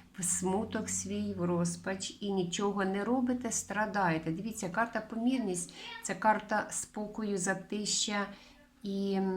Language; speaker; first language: Ukrainian; non-native, local second language; Russian